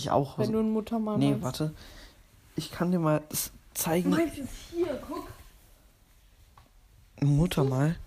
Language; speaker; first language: German; native; German